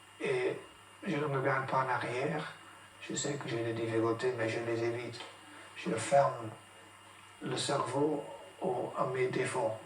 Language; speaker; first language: French; non-native, fluent; English